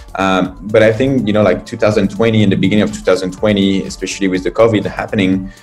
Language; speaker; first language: English; non-native, fluent; French